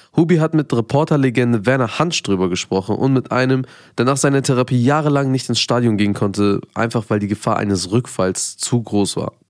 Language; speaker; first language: German; early bilingual, other home language; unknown